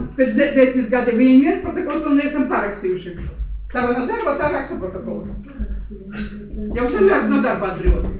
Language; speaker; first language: Latvian; non-native, local second language; Russian